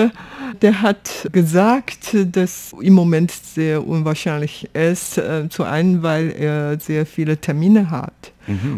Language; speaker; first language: German; non-native, fluent; Chinese